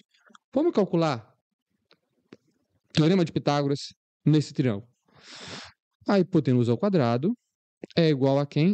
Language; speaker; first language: Portuguese; native; Portuguese